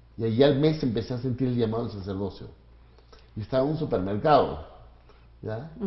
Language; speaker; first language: Spanish; native; Spanish